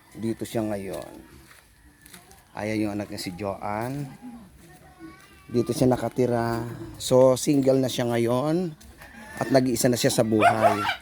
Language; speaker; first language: Filipino; non-native, local second language; Bikol